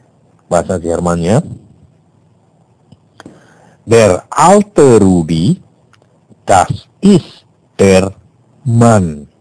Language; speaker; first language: German; non-native, fluent; Indonesian